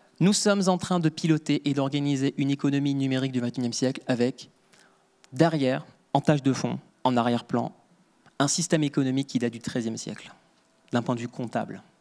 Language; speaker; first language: French; native; French